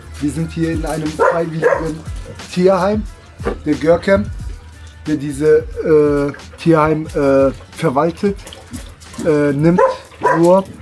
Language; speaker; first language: German; early bilingual, other home language; Turkish